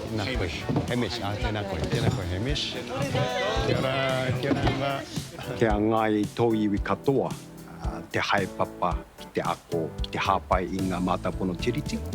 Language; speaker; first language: Māori; non-native, fluent; Japanese